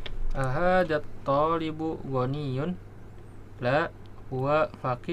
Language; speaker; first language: Arabic; non-native, learner; Indonesian